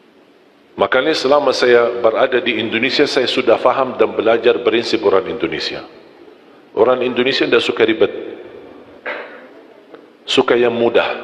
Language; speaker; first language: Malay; non-native, fluent; Arabic